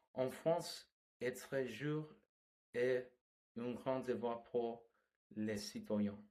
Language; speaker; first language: French; non-native, learner; English